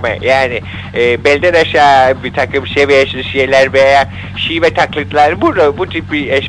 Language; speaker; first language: Turkish; native; Turkish